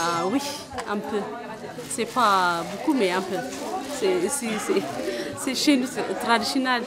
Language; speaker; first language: French; non-native, learner; Amharic